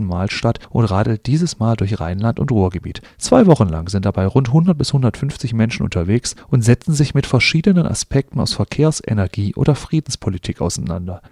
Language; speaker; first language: German; native; German